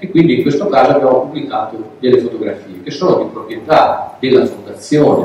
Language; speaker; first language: Italian; native; Italian